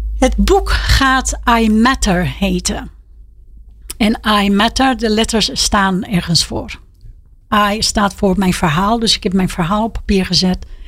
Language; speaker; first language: Dutch; non-native, fluent; Persian